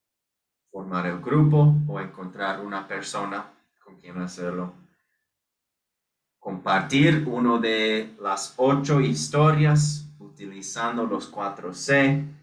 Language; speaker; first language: Spanish; non-native, fluent; English